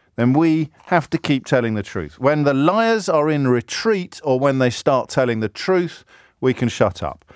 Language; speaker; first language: English; native; English